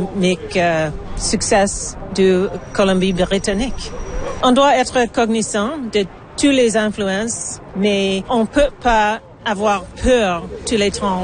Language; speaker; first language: French; non-native, local second language; English